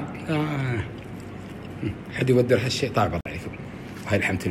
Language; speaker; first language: Arabic; native; Arabic